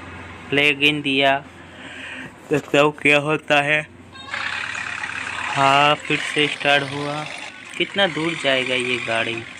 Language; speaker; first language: Hindi; non-native, local second language; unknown